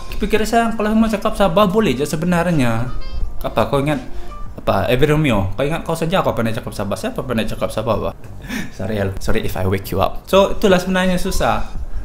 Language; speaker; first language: Malay; non-native, local second language; Iban